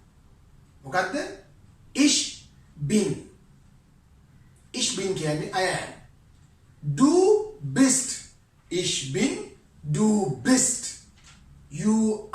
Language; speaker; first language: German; non-native, fluent; Sinhala